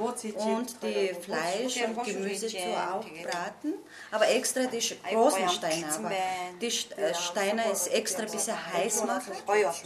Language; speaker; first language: German; non-native, learner; Mongolian